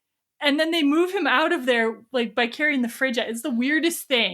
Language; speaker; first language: English; native; English